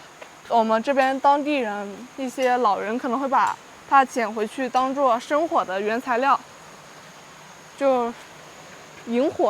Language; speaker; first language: Chinese; native; Chinese